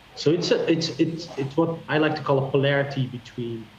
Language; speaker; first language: English; non-native, fluent; Dutch